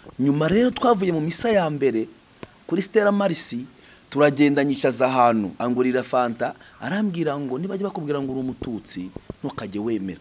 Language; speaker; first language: Kinyarwanda; native; Kinyarwanda